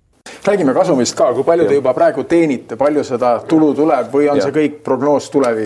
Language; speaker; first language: Estonian; native; Estonian